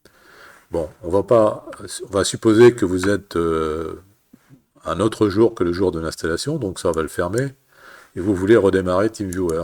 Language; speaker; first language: French; native; French